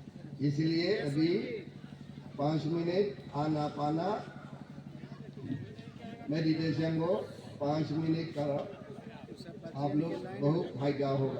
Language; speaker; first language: Hindi; non-native, fluent; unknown